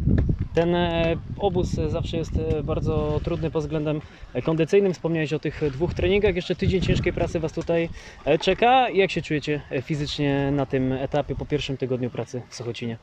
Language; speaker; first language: Polish; native; Polish